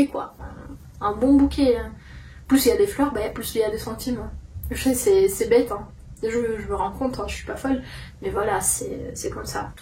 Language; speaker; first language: French; non-native, fluent; Russian